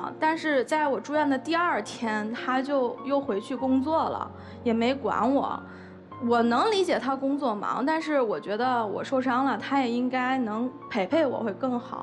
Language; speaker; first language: Chinese; native; Chinese